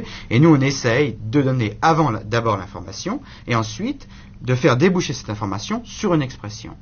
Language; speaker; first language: French; native; French